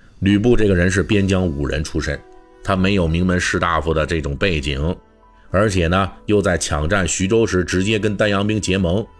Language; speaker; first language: Chinese; native; Chinese